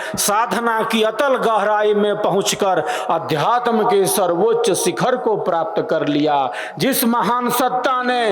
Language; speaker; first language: Hindi; native; Hindi